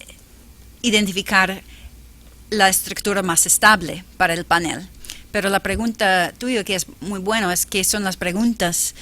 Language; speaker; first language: Spanish; non-native, fluent; English